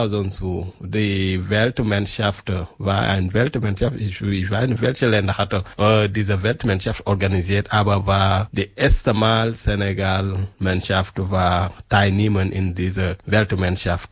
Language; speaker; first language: German; non-native, learner; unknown